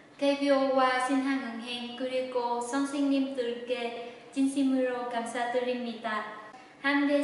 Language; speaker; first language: Korean; non-native, learner; Vietnamese